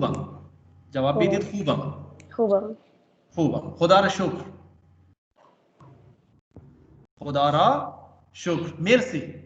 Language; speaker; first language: Persian; non-native, fluent; Urdu